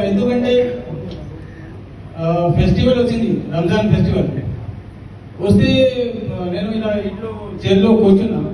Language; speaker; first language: Telugu; non-native, local second language; Hindi